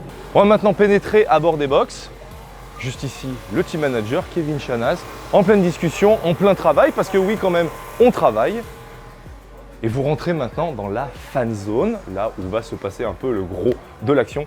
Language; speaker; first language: French; native; French